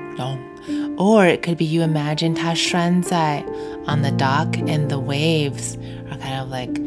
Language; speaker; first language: English; early bilingual, other home language; Chinese